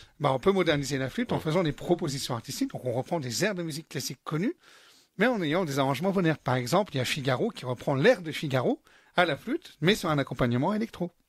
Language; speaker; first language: French; native; French